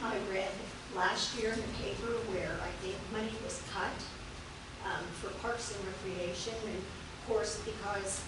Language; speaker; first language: English; native; English